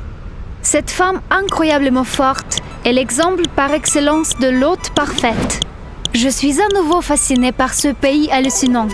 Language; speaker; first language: French; non-native, fluent; Russian